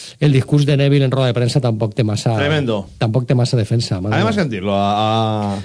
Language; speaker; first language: Catalan; native; Catalan